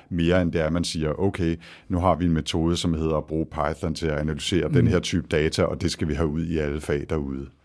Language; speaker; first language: Danish; native; Danish